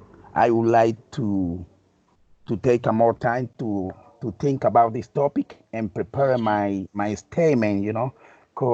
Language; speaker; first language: English; non-native, learner; Spanish